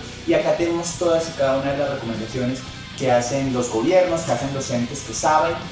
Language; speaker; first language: Spanish; native; Spanish